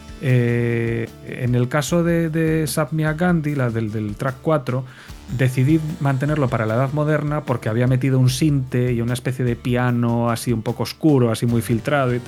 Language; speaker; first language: Spanish; native; Spanish